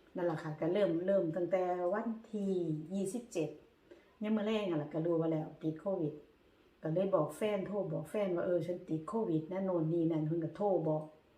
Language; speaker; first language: Thai; native; Thai